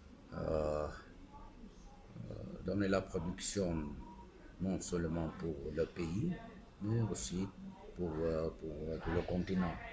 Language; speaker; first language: French; non-native, fluent; Armenian